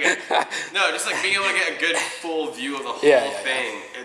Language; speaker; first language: English; native; English